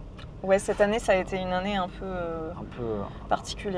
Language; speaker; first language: French; native; French